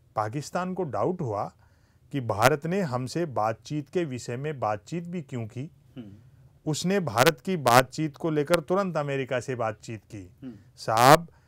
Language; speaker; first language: Hindi; native; Hindi